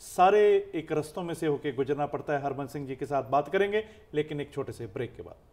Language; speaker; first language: Hindi; non-native, local second language; Punjabi